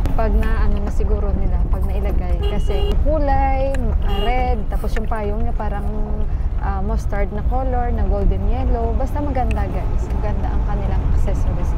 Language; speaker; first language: Filipino; native; Filipino